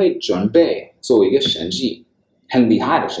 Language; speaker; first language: Chinese; non-native, fluent; English